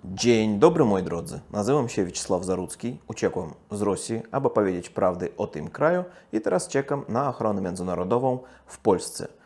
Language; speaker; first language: Polish; non-native, fluent; Russian